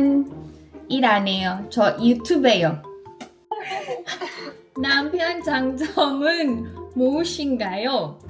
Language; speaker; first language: Korean; non-native, learner; Filipino